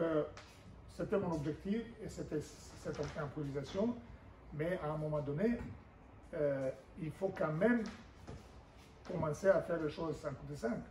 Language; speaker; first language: French; non-native, fluent; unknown